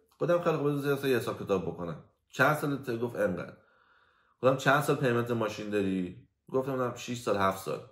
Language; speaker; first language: Persian; native; Persian